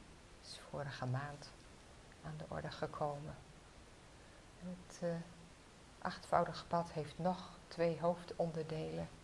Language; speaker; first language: Dutch; native; Dutch